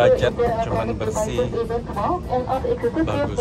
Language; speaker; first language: Indonesian; native; Indonesian